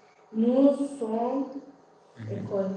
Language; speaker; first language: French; non-native, learner; Turkish